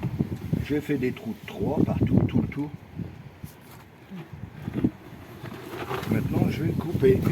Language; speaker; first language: French; native; French